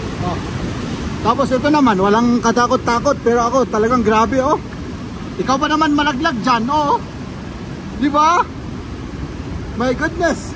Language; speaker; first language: Filipino; native; Filipino